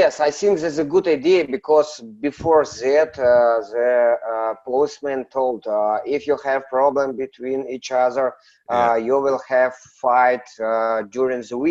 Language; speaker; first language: English; non-native, learner; Russian